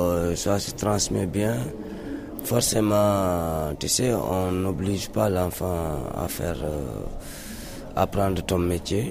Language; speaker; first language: French; non-native, local second language; Mandingo